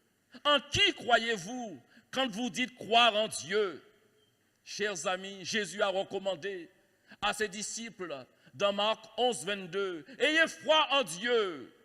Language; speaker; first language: French; native; French